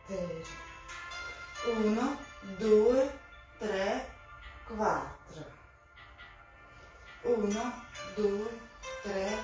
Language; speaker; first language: Italian; non-native, learner; Russian